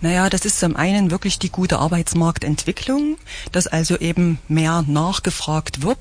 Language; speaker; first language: German; native; German